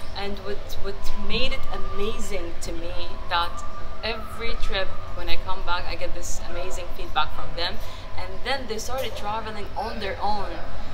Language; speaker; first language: English; non-native, fluent; Arabic